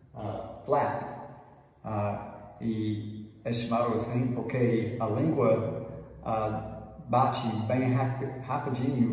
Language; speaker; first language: Portuguese; non-native, fluent; English